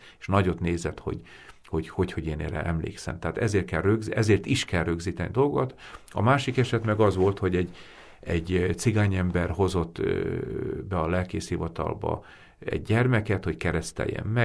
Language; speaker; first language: Hungarian; native; Hungarian